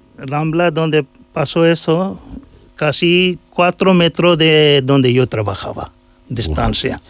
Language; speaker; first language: Spanish; non-native, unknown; Hindi